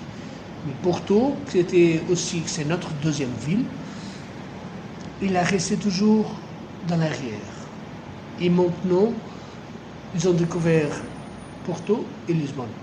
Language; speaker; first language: French; non-native, fluent; Portuguese